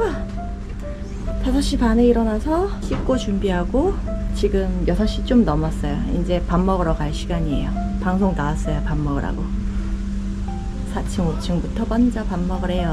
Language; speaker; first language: Korean; native; Korean